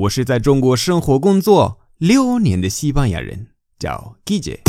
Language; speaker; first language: Chinese; non-native, fluent; Spanish